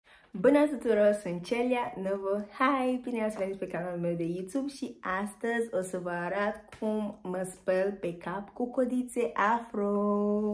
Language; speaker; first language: Romanian; non-native, fluent; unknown